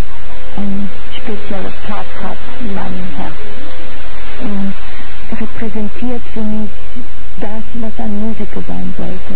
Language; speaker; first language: German; non-native, fluent; Portuguese